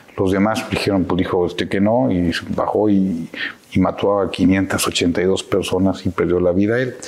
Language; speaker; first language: Spanish; native; Spanish